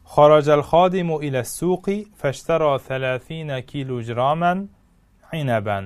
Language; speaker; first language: Arabic; non-native, fluent; Uzbek